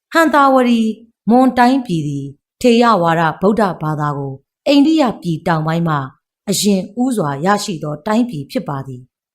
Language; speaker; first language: Burmese; native; Burmese